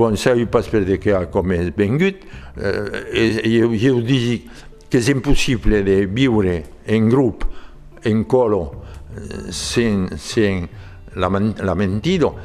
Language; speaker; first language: Occitan; native; Occitan